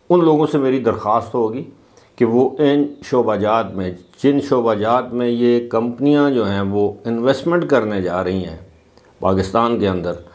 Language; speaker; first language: Urdu; non-native, local second language; Northern Hindko